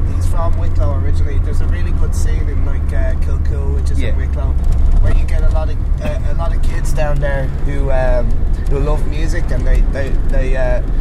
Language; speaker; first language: English; native; English